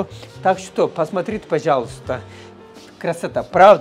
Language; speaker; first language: Russian; non-native, learner; Turkish